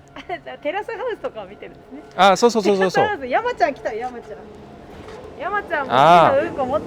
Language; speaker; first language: Japanese; non-native, fluent; French